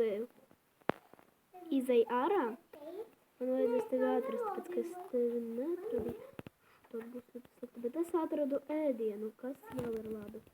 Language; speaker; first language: Latvian; non-native, local second language; Russian